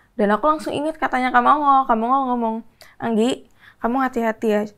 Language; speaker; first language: Indonesian; native; Indonesian